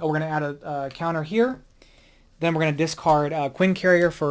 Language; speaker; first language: English; native; English